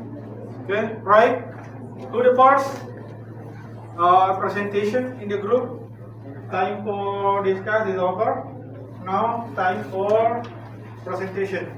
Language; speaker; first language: English; non-native, learner; Indonesian